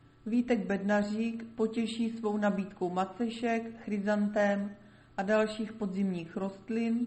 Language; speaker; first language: Czech; native; Czech